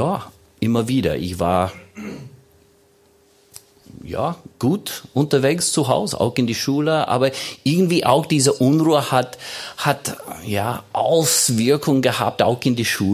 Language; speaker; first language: German; non-native, fluent; English